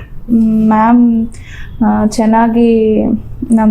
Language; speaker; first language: Kannada; non-native, local second language; Telugu